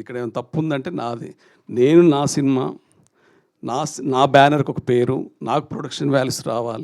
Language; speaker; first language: Telugu; native; Telugu